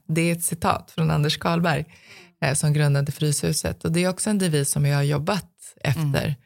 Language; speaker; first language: Swedish; native; Swedish